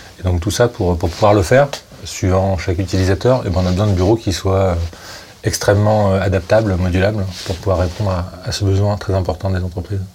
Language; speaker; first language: French; native; French